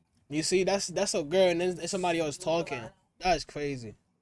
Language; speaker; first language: English; early bilingual, other home language; Spanish